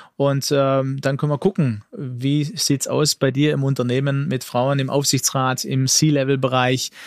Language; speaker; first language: German; early bilingual, other home language; Greek